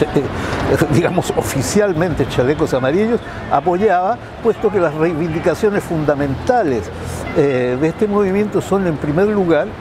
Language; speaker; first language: Spanish; native; Spanish